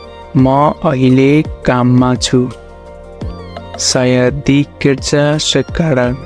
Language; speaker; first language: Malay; non-native, fluent; Nepali